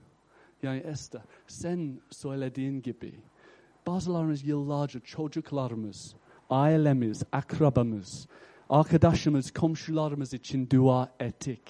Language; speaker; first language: Turkish; non-native, fluent; English